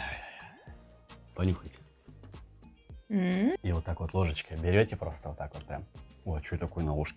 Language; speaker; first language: Russian; native; Russian